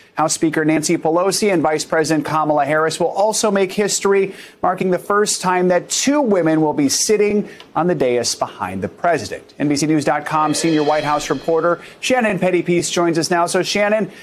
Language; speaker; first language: English; native; English